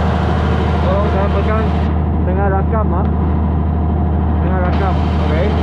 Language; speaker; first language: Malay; non-native, local second language; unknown